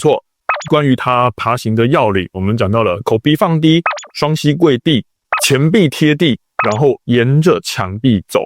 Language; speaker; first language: Chinese; native; Chinese